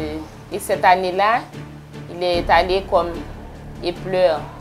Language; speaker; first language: French; non-native, local second language; Haitian Creole